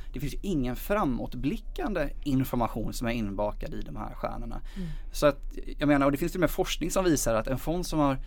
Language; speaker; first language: Swedish; native; Swedish